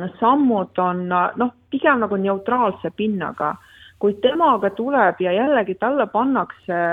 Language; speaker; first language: Estonian; non-native, local second language; Russian